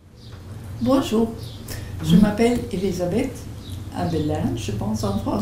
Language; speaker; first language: French; non-native, fluent; Swedish